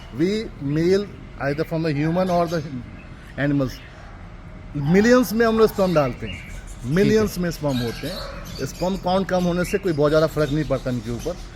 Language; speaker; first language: Hindi; native; Hindi